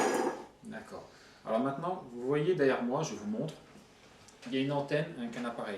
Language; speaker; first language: French; native; French